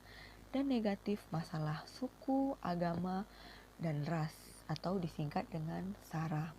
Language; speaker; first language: Indonesian; native; Indonesian